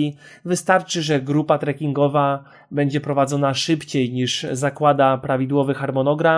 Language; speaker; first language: Polish; native; Polish